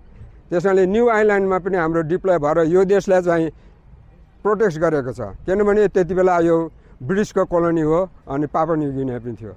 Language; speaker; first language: Nepali; native; Nepali